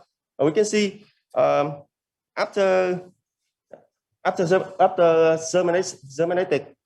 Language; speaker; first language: English; non-native, learner; Vietnamese